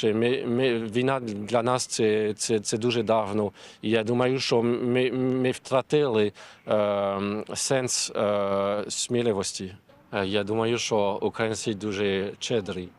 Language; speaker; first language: Ukrainian; non-native, learner; French